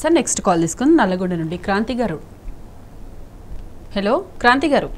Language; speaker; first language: Telugu; native; Telugu